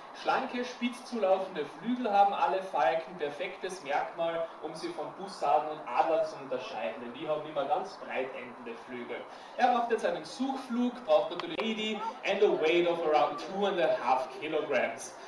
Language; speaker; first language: German; native; German